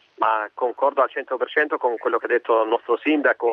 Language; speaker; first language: Italian; non-native, fluent; Arabic